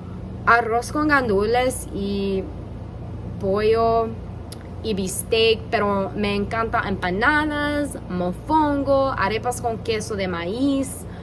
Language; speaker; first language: Spanish; early bilingual, heritage; English